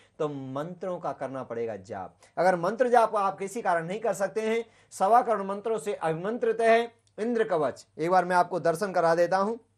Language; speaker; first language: Hindi; native; Hindi